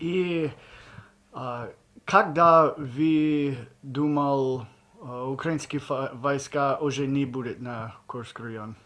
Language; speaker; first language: Russian; non-native, learner; English